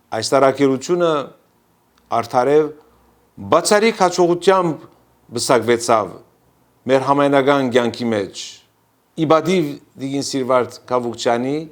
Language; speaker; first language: Armenian; early bilingual, heritage; Armenian